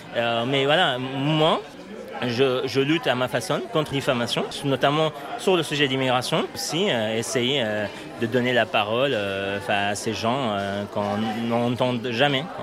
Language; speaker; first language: French; non-native, fluent; Persian